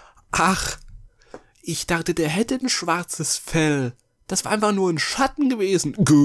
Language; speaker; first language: German; native; German